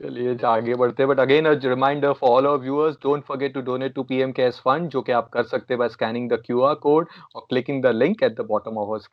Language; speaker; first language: Hindi; native; Hindi